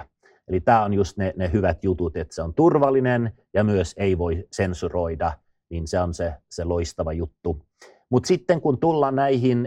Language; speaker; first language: Finnish; non-native, fluent; Swedish